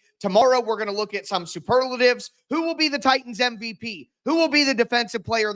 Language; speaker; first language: English; native; English